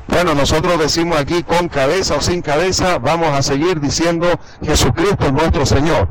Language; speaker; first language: Spanish; native; Spanish